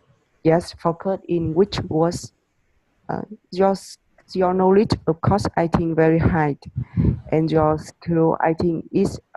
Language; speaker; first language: English; non-native, learner; Vietnamese